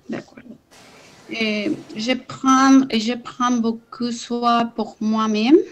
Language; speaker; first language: French; non-native, learner; Spanish